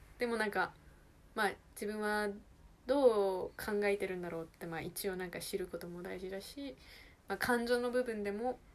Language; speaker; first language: Japanese; early bilingual, heritage; Japanese